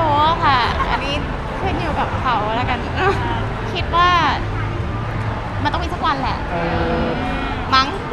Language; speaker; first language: Thai; native; Thai